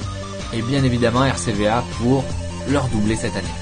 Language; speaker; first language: French; native; French